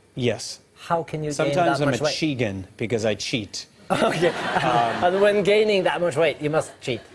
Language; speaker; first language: English; native; English